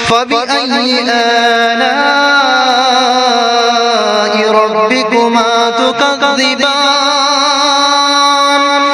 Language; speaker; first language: Arabic; native; Arabic